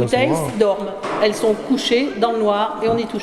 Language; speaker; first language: French; native; French